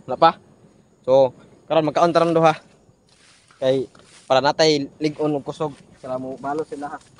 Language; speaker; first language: Filipino; non-native, local second language; Cebuano